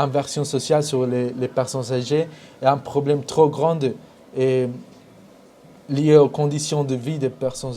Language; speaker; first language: French; non-native, learner; Spanish